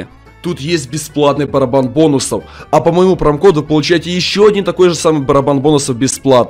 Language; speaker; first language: Russian; native; Russian